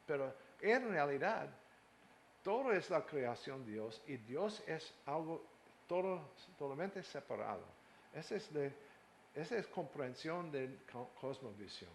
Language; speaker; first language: Spanish; non-native, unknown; English